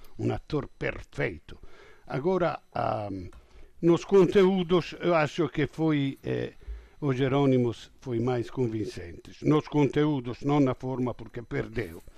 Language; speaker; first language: Portuguese; non-native, fluent; Italian